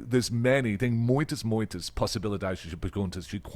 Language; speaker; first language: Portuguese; non-native, fluent; English